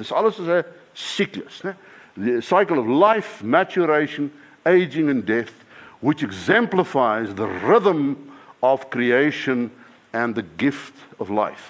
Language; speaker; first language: English; non-native, local second language; Afrikaans